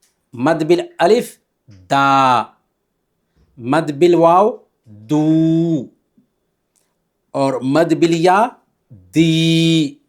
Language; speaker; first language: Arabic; non-native, fluent; Urdu